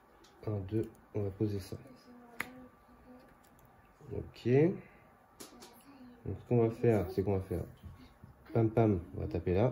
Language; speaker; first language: French; native; French